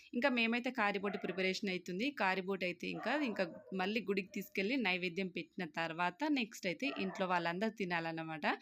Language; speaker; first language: Telugu; non-native, local second language; Lambadi